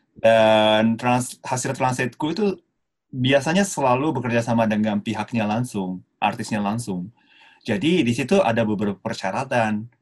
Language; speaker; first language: Indonesian; non-native, fluent; Japanese